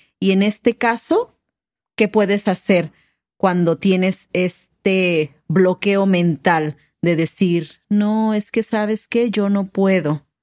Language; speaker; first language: Spanish; native; Spanish